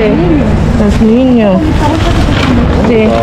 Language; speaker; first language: Spanish; non-native, learner; Filipino